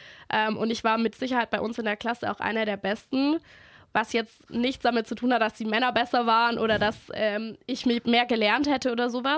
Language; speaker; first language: German; native; German